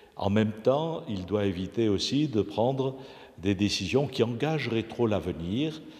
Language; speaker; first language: French; native; French